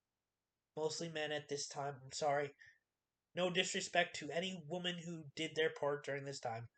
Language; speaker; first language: English; native; English